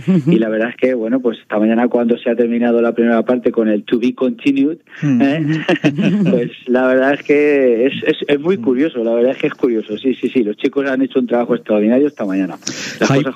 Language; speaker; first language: Spanish; native; Spanish